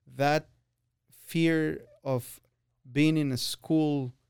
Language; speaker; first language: English; non-native, fluent; Spanish